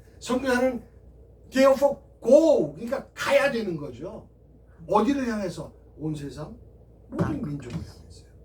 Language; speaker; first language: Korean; native; Korean